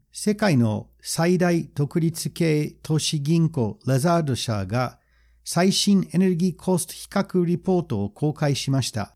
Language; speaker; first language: Japanese; non-native, fluent; English